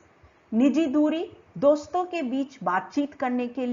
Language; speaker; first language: Hindi; native; Hindi